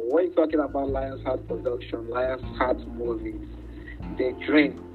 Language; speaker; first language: English; non-native, local second language; Igbo